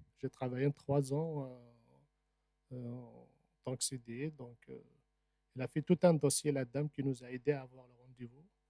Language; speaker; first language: French; non-native, local second language; Arabic